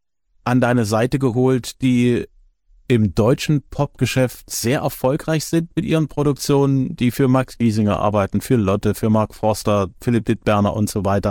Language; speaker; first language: German; native; German